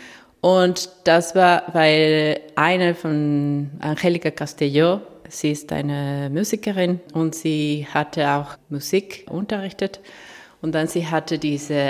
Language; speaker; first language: German; non-native, fluent; Spanish